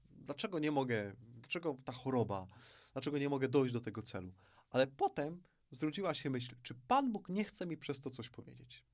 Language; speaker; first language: Polish; native; Polish